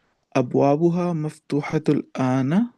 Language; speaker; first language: Arabic; non-native, learner; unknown